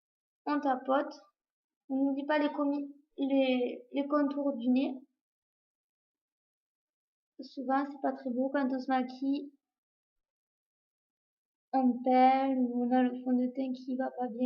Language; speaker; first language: French; native; French